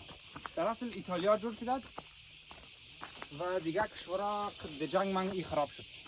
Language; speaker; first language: Persian; early bilingual, heritage; Persian